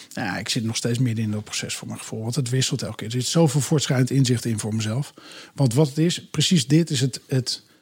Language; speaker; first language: Dutch; native; Dutch